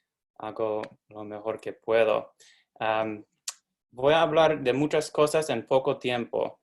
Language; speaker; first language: Spanish; non-native, fluent; English